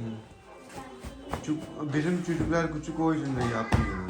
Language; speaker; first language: Turkish; non-native, learner; Urdu